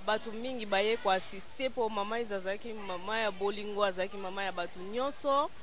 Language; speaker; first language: Lingala; non-native, local second language; Kongo